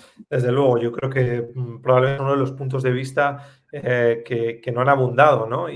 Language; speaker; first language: Spanish; native; Spanish